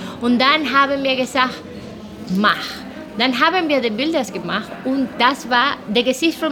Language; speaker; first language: German; non-native, fluent; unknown